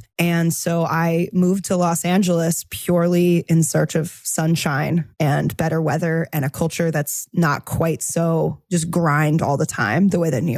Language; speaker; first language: English; native; English